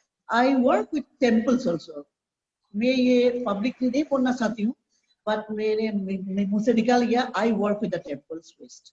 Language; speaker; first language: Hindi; non-native, local second language; Assamese